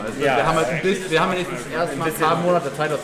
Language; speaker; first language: German; native; German